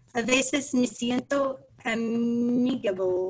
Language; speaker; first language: Spanish; non-native, learner; English